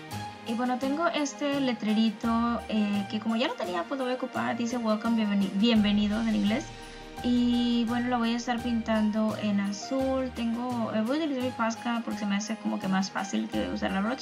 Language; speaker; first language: Spanish; native; Spanish